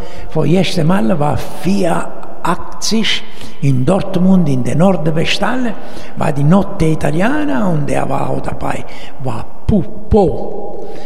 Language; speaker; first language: German; non-native, learner; Italian